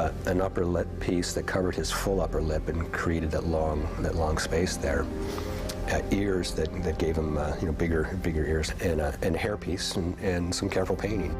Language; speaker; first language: English; native; English